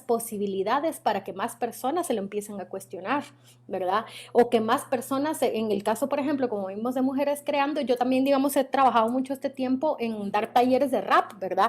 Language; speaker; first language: Spanish; native; Spanish